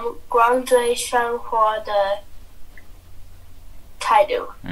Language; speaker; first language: Chinese; non-native, learner; English